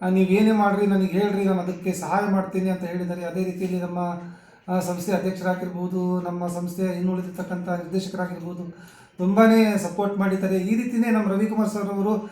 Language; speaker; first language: Kannada; native; Kannada